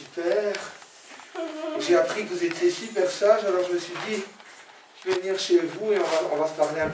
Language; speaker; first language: French; native; French